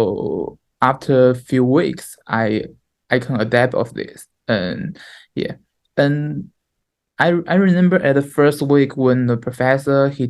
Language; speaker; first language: English; non-native, learner; Chinese